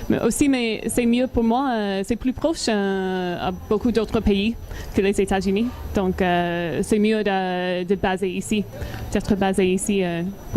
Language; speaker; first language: French; non-native, learner; English